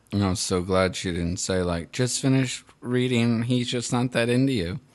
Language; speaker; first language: English; native; English